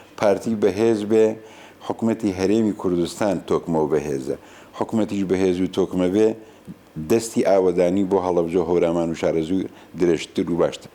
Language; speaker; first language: Central Kurdish; non-native, local second language; Gurani